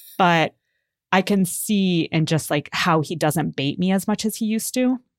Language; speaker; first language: English; native; English